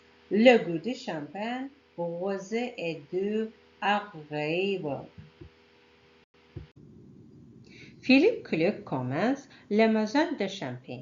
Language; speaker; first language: French; non-native, learner; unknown